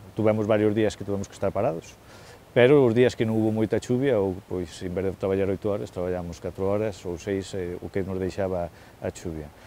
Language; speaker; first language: Galician; native; Galician